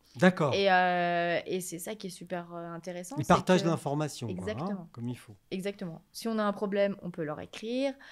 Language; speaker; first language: French; native; French